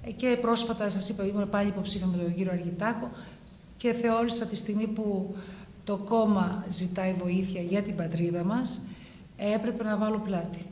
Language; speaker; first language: Greek; early bilingual, heritage; Greek